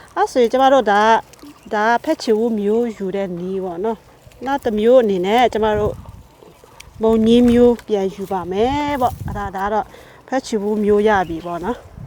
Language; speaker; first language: Burmese; non-native, local second language; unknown